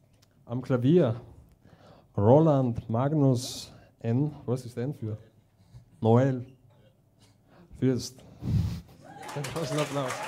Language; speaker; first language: German; non-native, learner; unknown